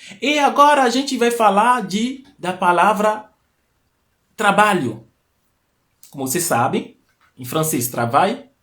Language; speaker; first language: Portuguese; non-native, fluent; Fon